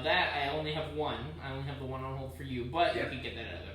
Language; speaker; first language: English; native; English